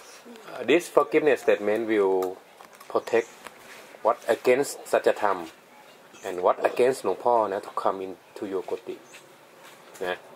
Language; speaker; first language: English; non-native, learner; Thai